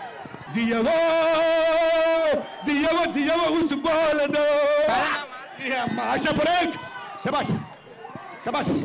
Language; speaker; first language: Telugu; native; Telugu